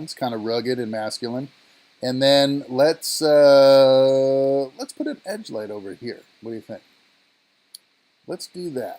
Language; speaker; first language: English; native; English